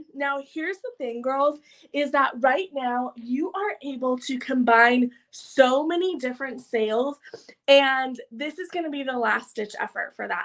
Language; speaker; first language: English; native; English